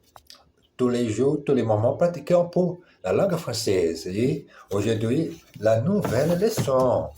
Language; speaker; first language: French; non-native, learner; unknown